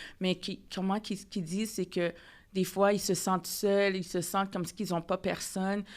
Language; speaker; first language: French; native; French